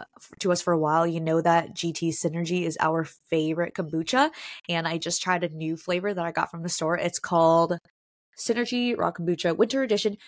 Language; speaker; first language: English; native; English